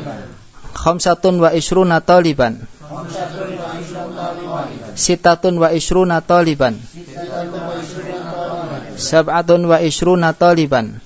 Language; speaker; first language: Arabic; non-native, fluent; Indonesian